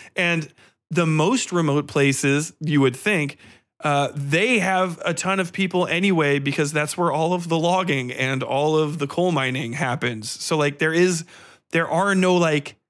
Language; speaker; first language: English; native; English